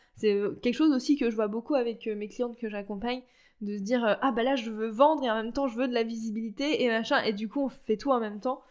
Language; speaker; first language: French; native; French